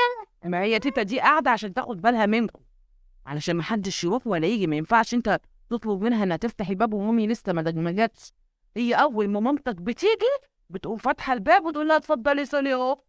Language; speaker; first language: Arabic; native; Arabic